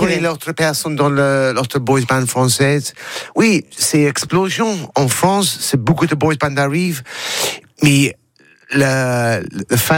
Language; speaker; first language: French; non-native, learner; English